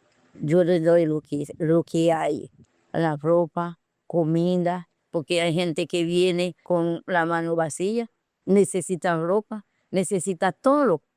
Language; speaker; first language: Spanish; non-native, learner; Haitian Creole